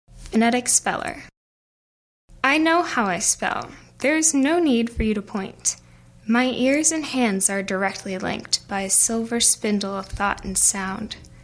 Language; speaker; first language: English; native; English